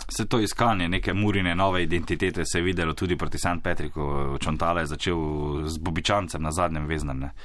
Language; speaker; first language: Slovenian; native; Slovenian